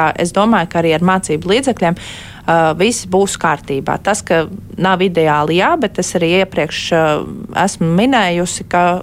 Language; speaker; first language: Latvian; native; Latvian